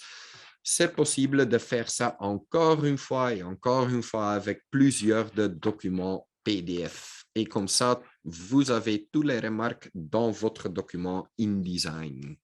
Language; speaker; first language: French; non-native, local second language; Dutch